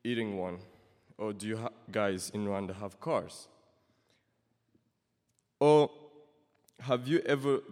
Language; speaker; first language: English; non-native, local second language; Kinyarwanda